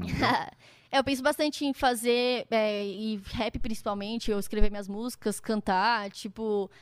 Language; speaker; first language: Portuguese; native; Portuguese